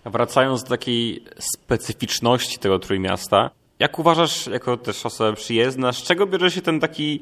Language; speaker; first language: Polish; native; Polish